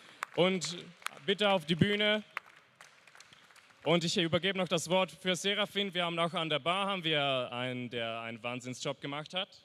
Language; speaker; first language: German; native; German